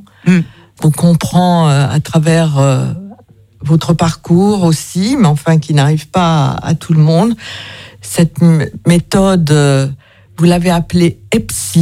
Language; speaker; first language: French; native; French